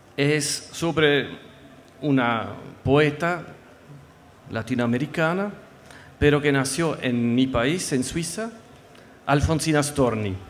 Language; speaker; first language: Spanish; non-native, fluent; French